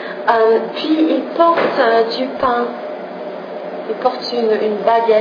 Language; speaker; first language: French; non-native, fluent; English